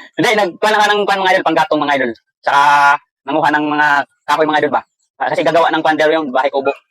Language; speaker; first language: Filipino; non-native, local second language; Cebuano